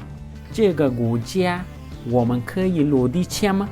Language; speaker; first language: Chinese; non-native, fluent; Amharic